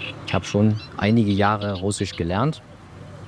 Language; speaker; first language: German; native; German